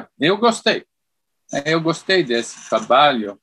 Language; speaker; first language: Portuguese; non-native, fluent; English